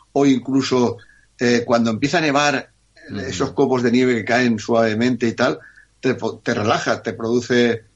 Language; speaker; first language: Spanish; native; Spanish